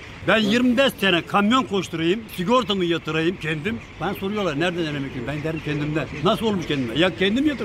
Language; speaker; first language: Turkish; native; Turkish